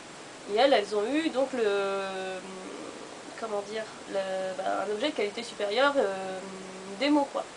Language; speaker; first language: French; native; French